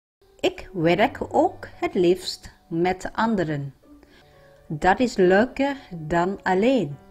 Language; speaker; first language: Dutch; non-native, learner; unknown